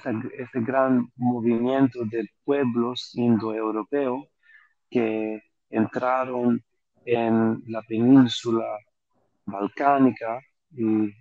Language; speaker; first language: Spanish; non-native, fluent; Greek